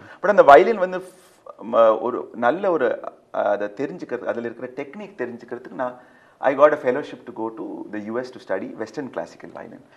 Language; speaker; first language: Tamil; early bilingual, heritage; Tamil